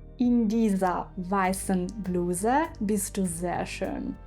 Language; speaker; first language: German; non-native, fluent; Ukrainian